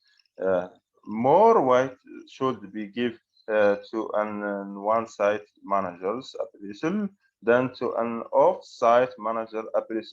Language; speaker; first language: English; non-native, fluent; Arabic